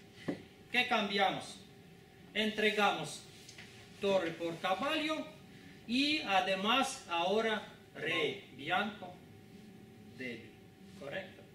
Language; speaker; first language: Spanish; non-native, fluent; Russian